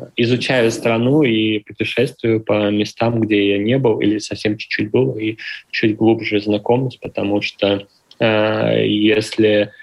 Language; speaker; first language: Russian; native; Russian